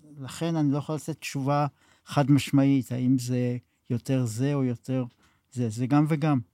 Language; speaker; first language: Hebrew; early bilingual, other home language; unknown